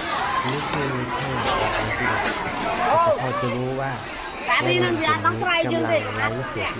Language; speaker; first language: Thai; non-native, local second language; Northeastern Thai